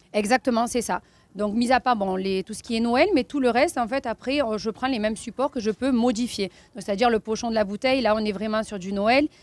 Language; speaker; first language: French; native; French